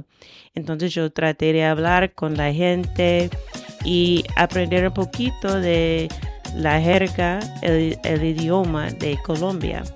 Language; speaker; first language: Spanish; non-native, fluent; English